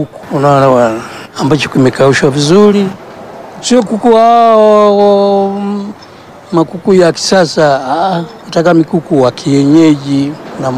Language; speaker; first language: Swahili; non-native, local second language; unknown